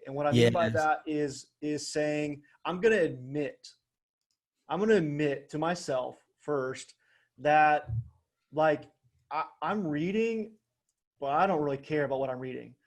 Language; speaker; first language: English; native; English